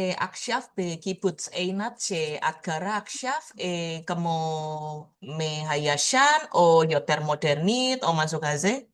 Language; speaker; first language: Hebrew; non-native, learner; Indonesian